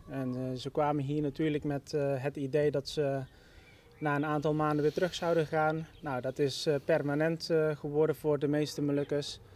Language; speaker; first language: Dutch; native; Dutch